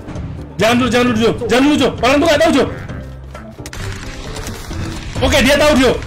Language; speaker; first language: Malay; non-native, local second language; Javanese